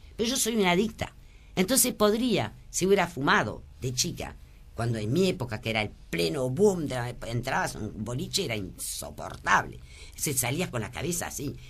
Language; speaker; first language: Spanish; early bilingual, other home language; French